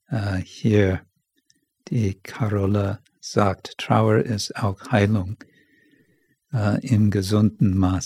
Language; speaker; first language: German; non-native, fluent; English